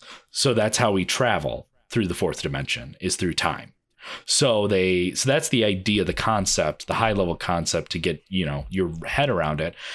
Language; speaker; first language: English; native; English